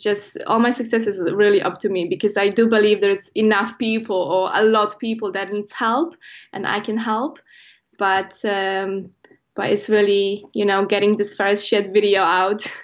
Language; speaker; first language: English; non-native, fluent; Polish